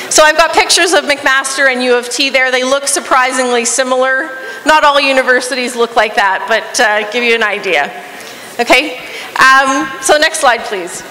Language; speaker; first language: English; native; English